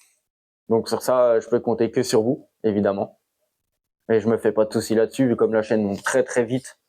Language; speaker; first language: French; native; French